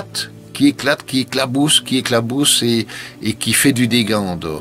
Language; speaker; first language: French; native; French